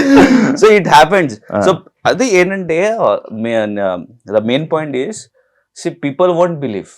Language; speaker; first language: Telugu; non-native, learner; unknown